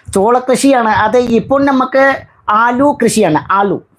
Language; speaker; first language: Malayalam; non-native, learner; Bangla